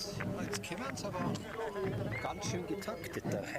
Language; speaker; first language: German; native; German